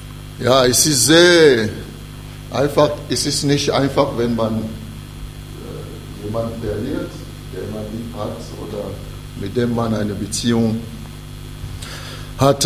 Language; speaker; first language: German; non-native, fluent; French